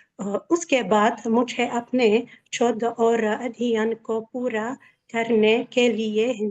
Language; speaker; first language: Hindi; non-native, learner; Arabic